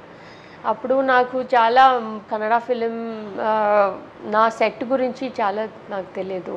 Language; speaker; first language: Telugu; non-native, learner; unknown